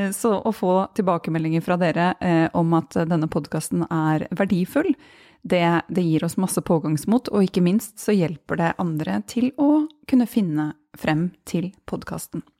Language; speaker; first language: Norwegian; native; Norwegian